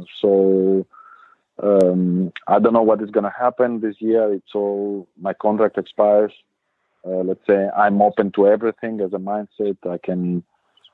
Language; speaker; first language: English; non-native, fluent; Greek